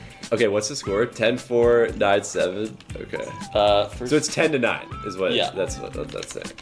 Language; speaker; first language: English; native; English